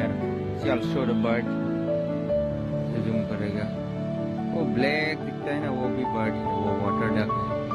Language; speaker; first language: Hindi; non-native, local second language; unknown